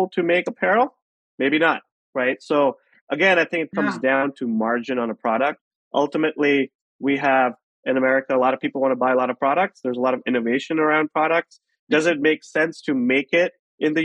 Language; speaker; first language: English; non-native, local second language; Hindi